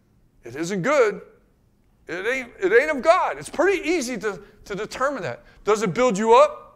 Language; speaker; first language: English; native; English